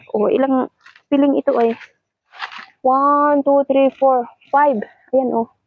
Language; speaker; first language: Filipino; non-native, local second language; Cebuano